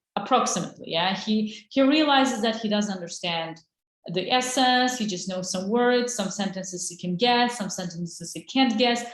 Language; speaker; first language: English; non-native, fluent; Azerbaijani